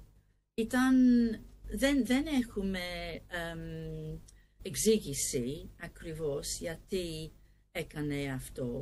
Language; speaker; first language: Greek; non-native, learner; English